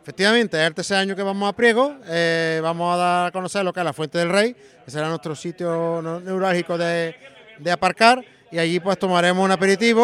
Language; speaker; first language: Spanish; native; Spanish